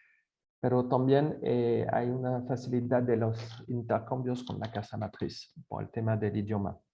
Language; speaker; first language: Spanish; non-native, fluent; French